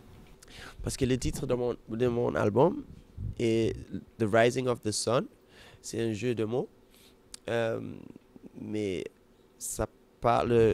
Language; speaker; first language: French; non-native, fluent; German